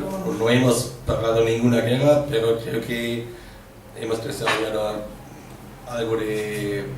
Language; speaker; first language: Spanish; non-native, fluent; German